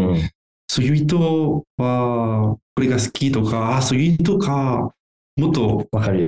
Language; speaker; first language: Japanese; non-native, learner; French